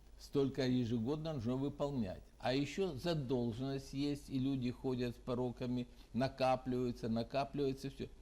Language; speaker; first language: Russian; native; Russian